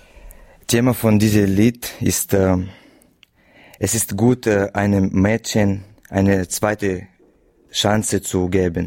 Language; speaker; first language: German; non-native, learner; Russian